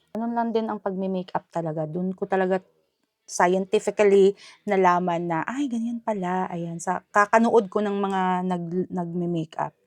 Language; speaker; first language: Filipino; non-native, local second language; Hiligaynon